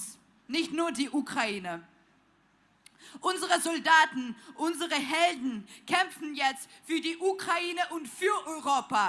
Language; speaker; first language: German; non-native, fluent; Ukrainian